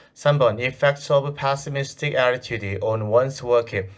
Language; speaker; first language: English; non-native, fluent; Korean